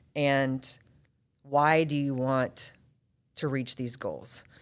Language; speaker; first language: English; native; English